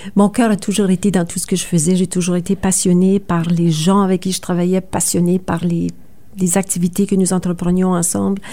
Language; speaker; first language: French; native; French